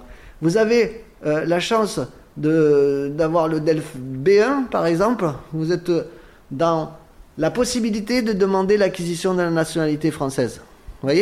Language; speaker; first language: French; native; French